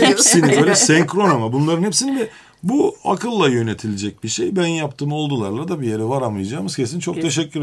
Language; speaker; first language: Turkish; native; Turkish